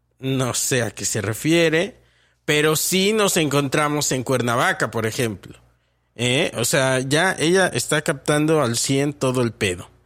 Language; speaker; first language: Spanish; native; Spanish